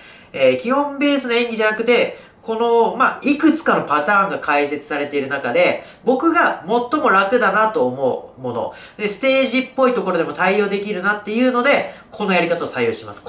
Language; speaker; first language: Japanese; native; Japanese